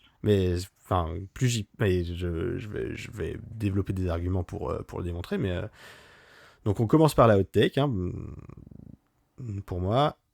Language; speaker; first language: French; native; French